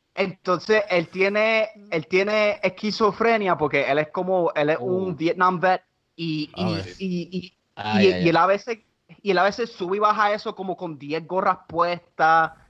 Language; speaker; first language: Spanish; non-native, local second language; English